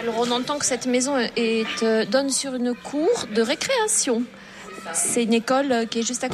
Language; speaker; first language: French; native; French